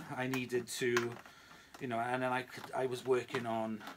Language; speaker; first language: English; native; English